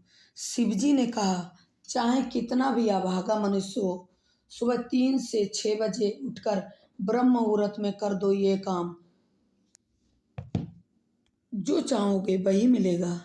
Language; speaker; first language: Hindi; native; Hindi